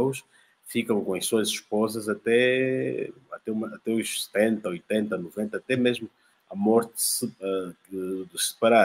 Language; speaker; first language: Portuguese; native; Portuguese